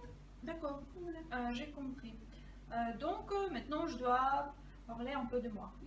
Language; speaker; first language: French; non-native, fluent; Russian